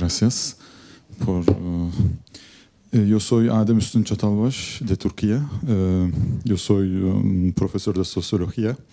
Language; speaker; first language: Spanish; non-native, learner; Turkish